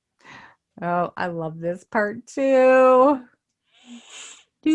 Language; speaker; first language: English; native; English